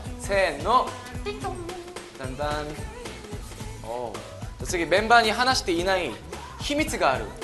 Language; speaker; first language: Japanese; non-native, fluent; Korean